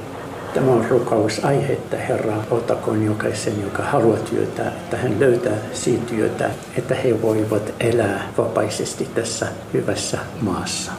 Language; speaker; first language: Finnish; non-native, fluent; Arabic